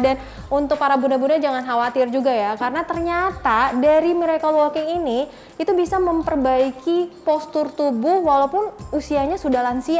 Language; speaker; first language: Indonesian; native; Indonesian